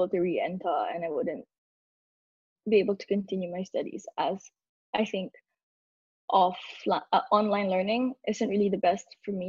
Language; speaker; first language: English; non-native, local second language; Filipino